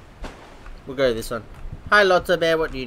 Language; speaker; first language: English; native; English